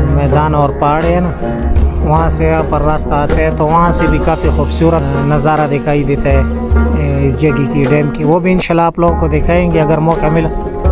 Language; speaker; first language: Urdu; native; Urdu